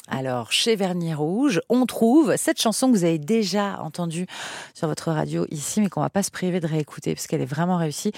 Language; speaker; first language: French; native; French